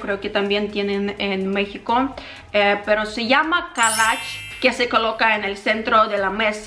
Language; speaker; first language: Spanish; non-native, fluent; Ukrainian